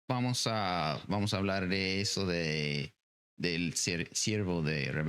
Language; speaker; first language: Spanish; non-native, fluent; English